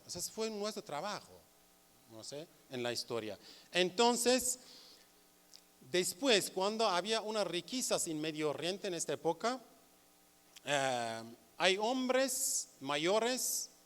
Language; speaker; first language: Spanish; non-native, learner; Kurdish